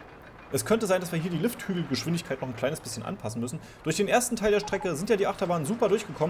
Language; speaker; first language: German; native; German